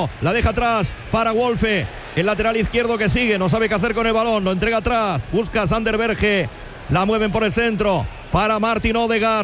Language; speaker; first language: Spanish; native; Spanish